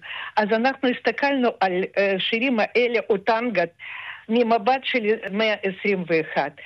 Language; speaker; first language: Hebrew; non-native, fluent; Russian